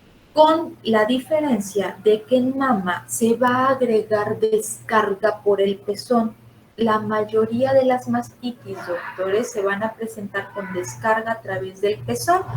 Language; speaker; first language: Spanish; native; Spanish